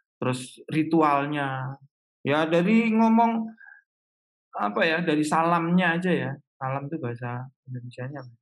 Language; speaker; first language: Indonesian; native; Indonesian